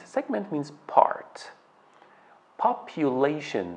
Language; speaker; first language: English; non-native, fluent; Persian